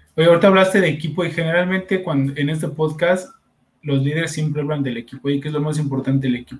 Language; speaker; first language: Spanish; native; Spanish